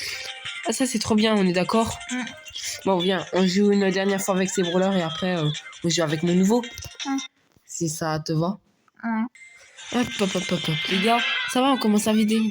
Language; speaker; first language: French; native; French